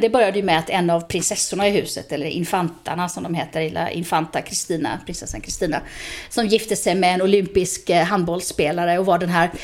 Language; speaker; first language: Swedish; native; Swedish